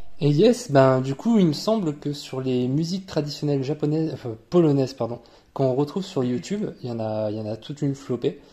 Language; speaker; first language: French; native; French